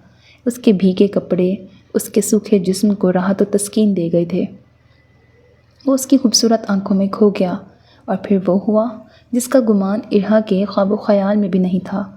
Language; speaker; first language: Urdu; native; Urdu